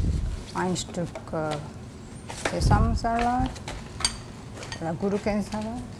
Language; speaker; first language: German; non-native, learner; Japanese